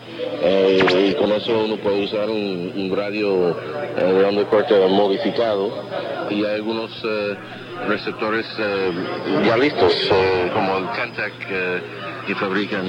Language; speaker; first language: Spanish; non-native, fluent; English